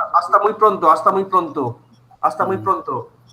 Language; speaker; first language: Spanish; non-native, fluent; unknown